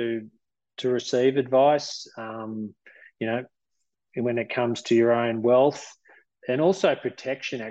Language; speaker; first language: English; native; English